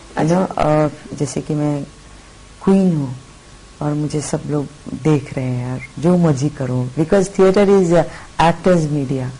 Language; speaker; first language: Hindi; non-native, local second language; Bangla